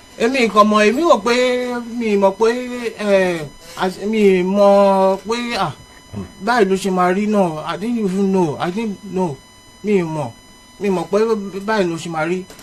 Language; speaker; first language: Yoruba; early bilingual, heritage; Yoruba